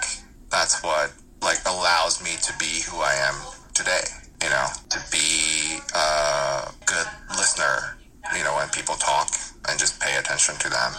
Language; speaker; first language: English; early bilingual, other home language; Korean